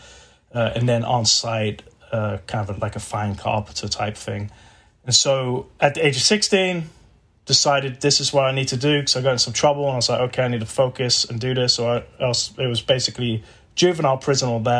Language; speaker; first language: English; native; English